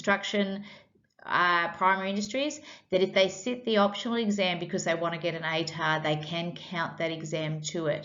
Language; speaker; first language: English; native; English